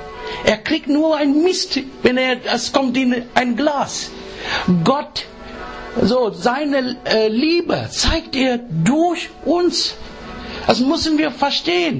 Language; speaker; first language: German; non-native, learner; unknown